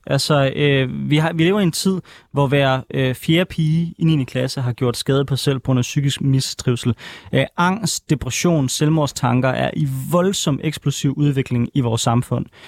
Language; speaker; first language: Danish; native; Danish